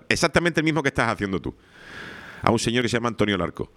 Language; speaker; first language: Spanish; native; Spanish